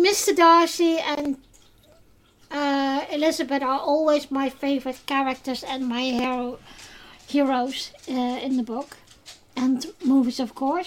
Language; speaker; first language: English; non-native, fluent; Dutch